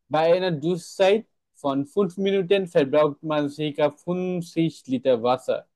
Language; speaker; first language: German; non-native, fluent; Bangla